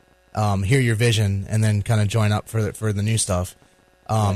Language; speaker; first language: English; native; English